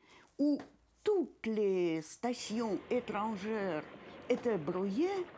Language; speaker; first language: French; non-native, fluent; Russian